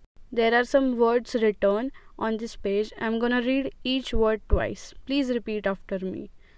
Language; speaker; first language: English; non-native, local second language; Marathi